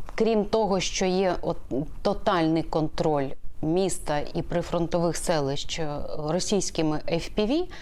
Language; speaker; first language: Ukrainian; native; Ukrainian